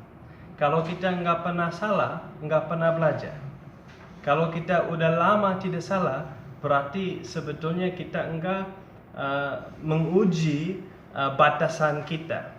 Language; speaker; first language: Indonesian; non-native, fluent; English